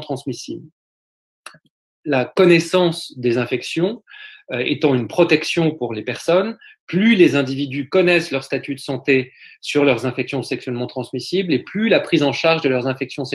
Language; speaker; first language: French; native; French